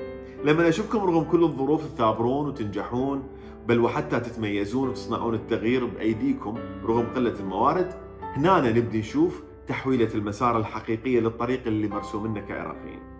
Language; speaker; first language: Arabic; native; Arabic